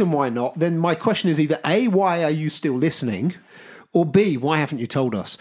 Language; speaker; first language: English; native; English